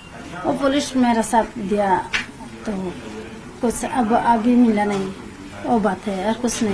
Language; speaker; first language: Hindi; non-native, local second language; Bangla